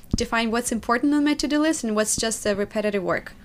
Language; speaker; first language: English; non-native, fluent; Russian